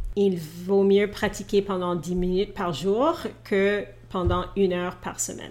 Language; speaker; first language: French; non-native, local second language; English